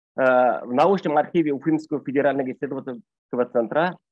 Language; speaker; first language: Russian; non-native, local second language; Bashkir